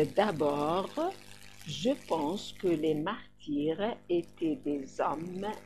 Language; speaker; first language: French; non-native, local second language; Arabic